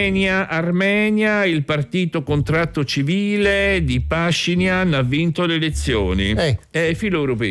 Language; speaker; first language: Italian; native; Italian